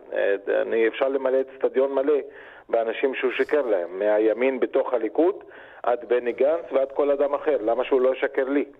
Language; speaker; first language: Hebrew; non-native, local second language; Arabic